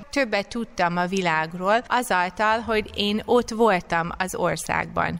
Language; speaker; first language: Hungarian; non-native, fluent; English